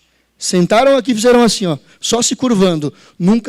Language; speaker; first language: Portuguese; native; Portuguese